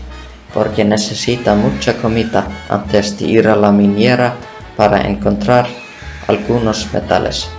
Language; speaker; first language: Spanish; non-native, learner; Icelandic